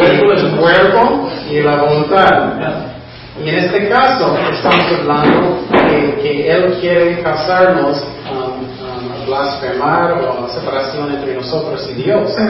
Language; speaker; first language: Spanish; non-native, fluent; English